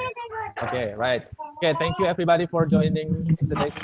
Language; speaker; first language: English; non-native, fluent; Indonesian